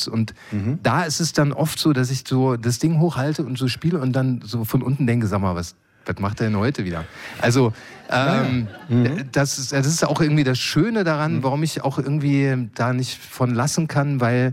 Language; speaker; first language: German; native; German